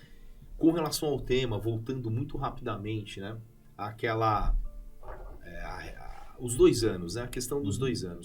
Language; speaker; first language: Portuguese; native; Portuguese